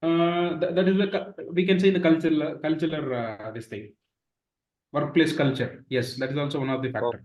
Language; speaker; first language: English; non-native, local second language; Telugu